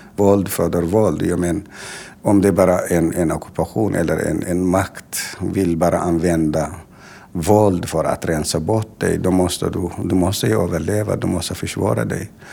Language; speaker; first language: Swedish; non-native, fluent; Tigrinya